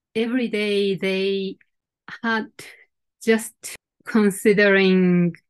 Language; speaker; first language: English; non-native, fluent; Japanese